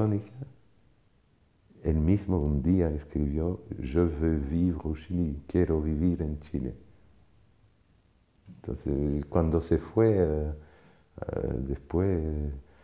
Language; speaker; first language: Spanish; non-native, fluent; French